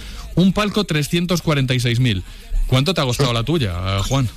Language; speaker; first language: Spanish; native; Spanish